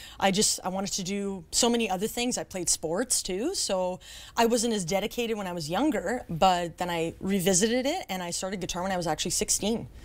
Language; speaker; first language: English; native; English